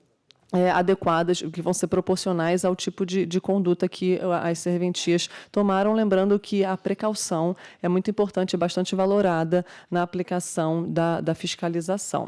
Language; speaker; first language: Portuguese; native; Portuguese